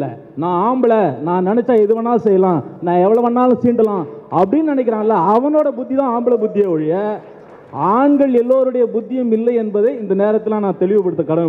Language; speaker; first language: Tamil; native; Tamil